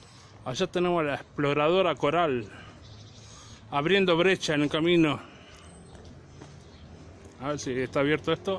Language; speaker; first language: Spanish; native; Spanish